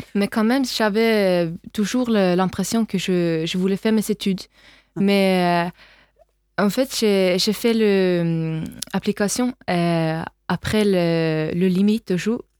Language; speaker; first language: French; non-native, learner; Norwegian